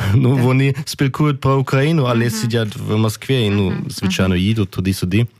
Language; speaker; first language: Ukrainian; early bilingual, heritage; Ukrainian